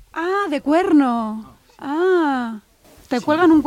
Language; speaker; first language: Spanish; native; Spanish